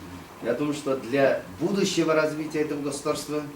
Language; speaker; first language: Russian; non-native, fluent; Chinese